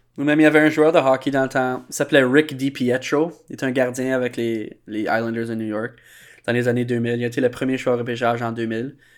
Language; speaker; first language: French; native; French